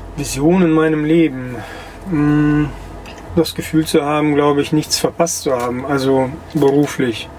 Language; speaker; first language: German; early bilingual, other home language; Russian